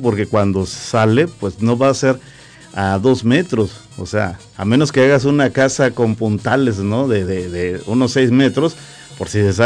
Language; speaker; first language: Spanish; native; Spanish